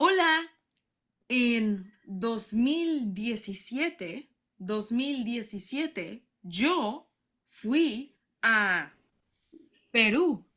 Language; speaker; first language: Spanish; non-native, learner; English